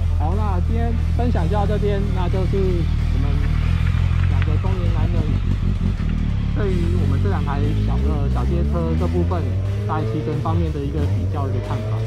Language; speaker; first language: Chinese; native; Chinese